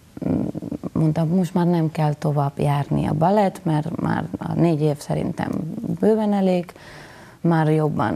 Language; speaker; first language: Hungarian; non-native, fluent; Spanish